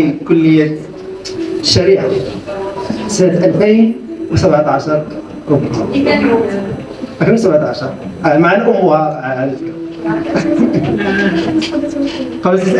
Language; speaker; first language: Arabic; native; Arabic